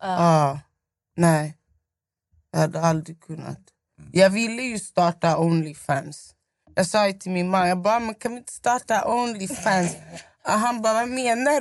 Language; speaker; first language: Swedish; non-native, local second language; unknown